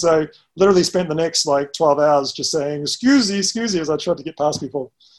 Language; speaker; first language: English; native; English